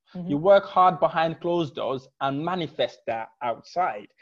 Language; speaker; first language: English; non-native, fluent; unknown